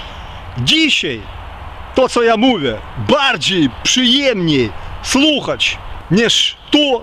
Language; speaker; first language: Polish; early bilingual, heritage; Ukrainian